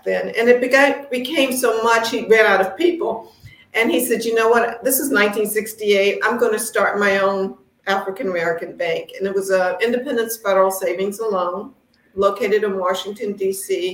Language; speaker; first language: English; native; English